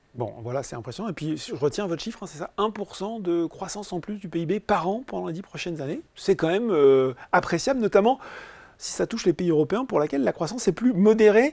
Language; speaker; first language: French; native; French